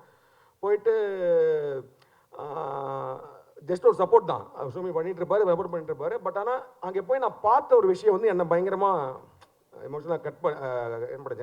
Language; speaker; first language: Tamil; native; Tamil